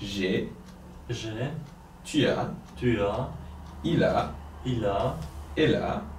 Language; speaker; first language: French; non-native, fluent; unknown